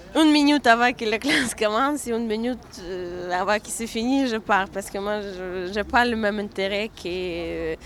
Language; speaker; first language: French; non-native, fluent; Russian